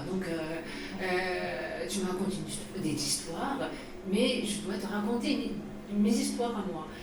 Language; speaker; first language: French; non-native, fluent; Japanese